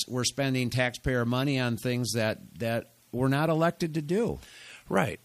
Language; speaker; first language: English; native; English